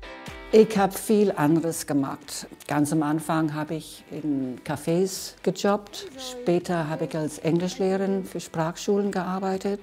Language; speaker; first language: German; non-native, fluent; English